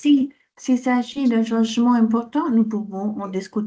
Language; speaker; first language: French; non-native, fluent; Dutch